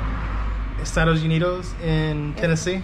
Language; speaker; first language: Spanish; non-native, learner; English